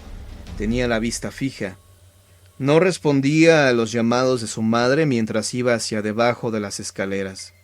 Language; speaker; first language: Spanish; native; Spanish